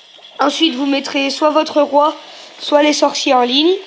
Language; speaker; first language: French; native; French